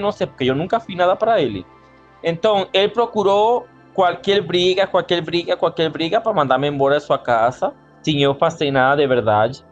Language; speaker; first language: Portuguese; non-native, learner; Spanish